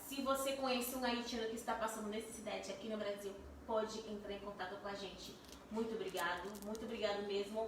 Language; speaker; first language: Portuguese; non-native, fluent; Haitian Creole